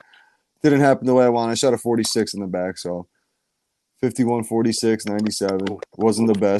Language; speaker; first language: English; native; English